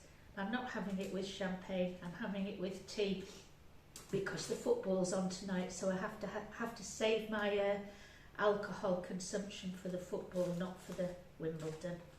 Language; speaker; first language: English; native; English